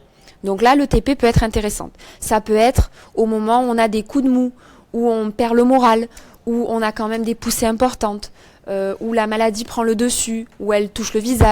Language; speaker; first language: French; native; French